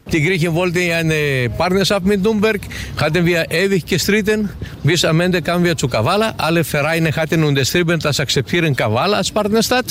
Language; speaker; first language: German; non-native, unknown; Greek